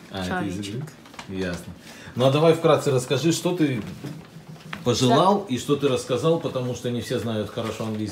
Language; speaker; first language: Russian; native; Russian